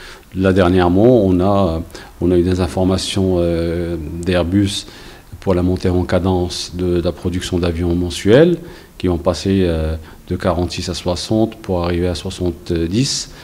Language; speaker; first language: French; non-native, local second language; Arabic